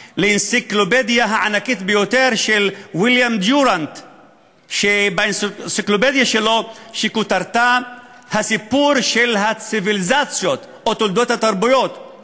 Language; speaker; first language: Hebrew; non-native, local second language; Arabic